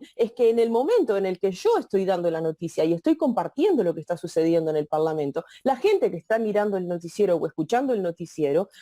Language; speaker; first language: Spanish; native; Spanish